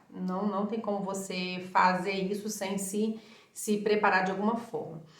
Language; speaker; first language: Portuguese; native; Portuguese